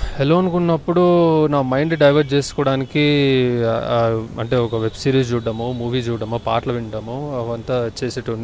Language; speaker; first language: Telugu; native; Telugu